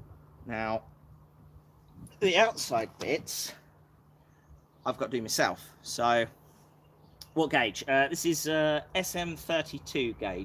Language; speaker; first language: English; native; English